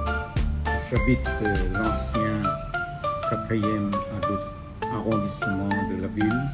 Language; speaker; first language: French; non-native, fluent; Vietnamese